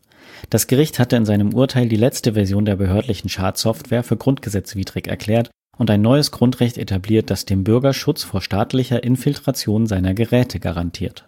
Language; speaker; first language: German; native; German